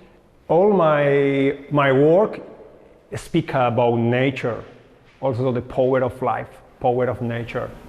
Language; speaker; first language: English; non-native, learner; Spanish